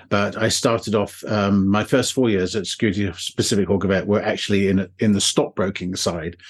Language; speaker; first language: English; native; English